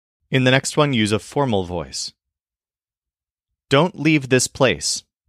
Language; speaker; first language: English; native; English